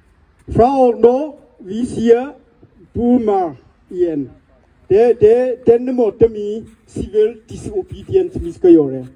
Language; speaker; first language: Danish; non-native, learner; Burmese